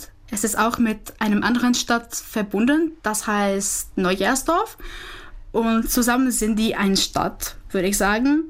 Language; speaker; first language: German; non-native, fluent; Czech